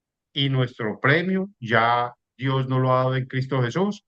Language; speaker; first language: Spanish; native; Spanish